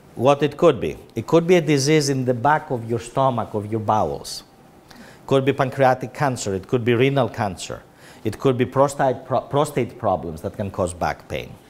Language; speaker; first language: English; non-native, fluent; Greek